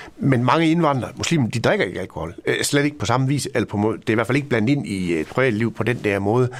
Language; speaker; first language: Danish; native; Danish